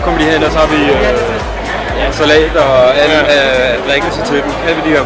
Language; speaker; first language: Danish; native; Danish